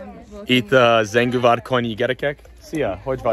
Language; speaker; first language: Hungarian; non-native, learner; English